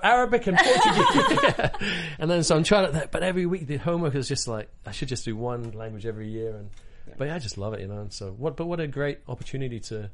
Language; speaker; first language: English; native; English